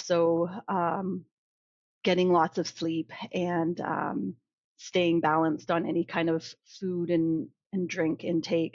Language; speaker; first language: English; native; English